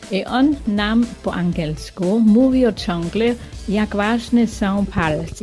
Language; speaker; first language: Polish; non-native, fluent; German